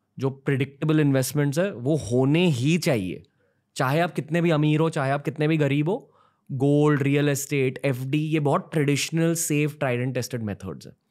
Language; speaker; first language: Hindi; native; Hindi